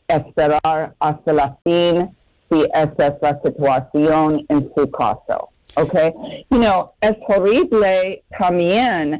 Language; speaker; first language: Spanish; non-native, learner; English